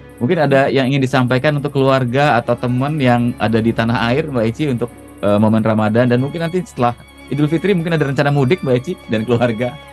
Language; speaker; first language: Indonesian; native; Indonesian